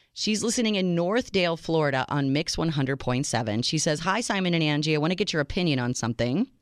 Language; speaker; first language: English; native; English